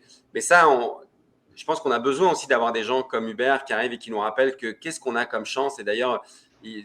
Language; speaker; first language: French; native; French